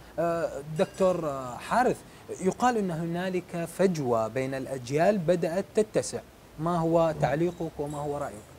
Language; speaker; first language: Arabic; native; Arabic